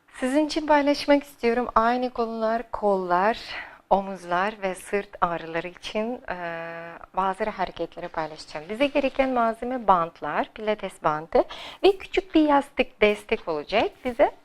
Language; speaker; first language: Turkish; non-native, learner; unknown